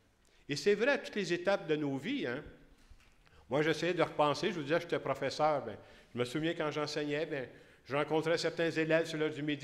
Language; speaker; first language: French; native; French